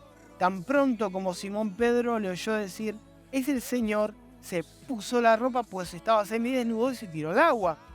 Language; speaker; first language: Spanish; native; Spanish